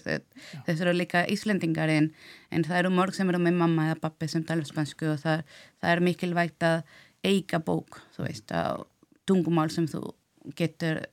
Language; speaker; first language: Icelandic; non-native, learner; Spanish